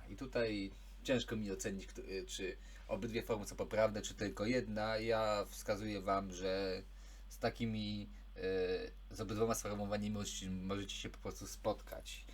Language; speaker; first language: Polish; native; Polish